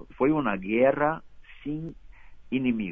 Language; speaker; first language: Spanish; non-native, fluent; Portuguese